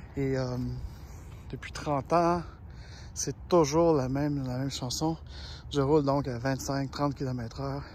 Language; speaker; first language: French; native; French